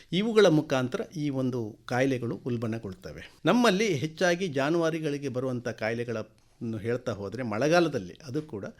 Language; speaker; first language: Kannada; native; Kannada